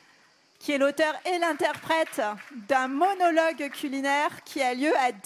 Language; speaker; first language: French; native; French